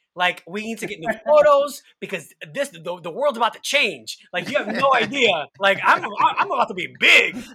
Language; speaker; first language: English; non-native, fluent; Spanish